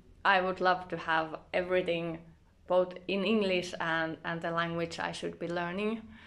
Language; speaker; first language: English; non-native, fluent; Finnish